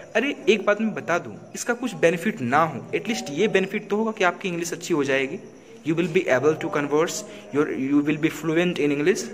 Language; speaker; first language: Hindi; native; Hindi